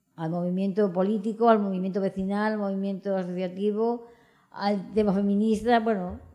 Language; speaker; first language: Spanish; native; Spanish